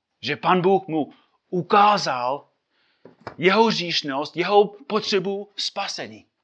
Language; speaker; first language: Czech; non-native, fluent; English